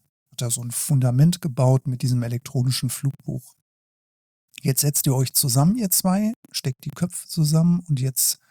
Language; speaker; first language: German; native; German